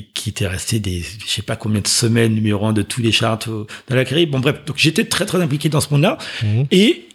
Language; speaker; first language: French; native; French